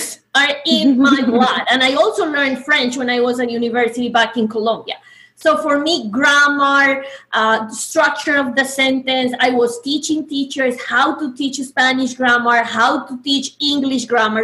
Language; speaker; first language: English; non-native, fluent; Spanish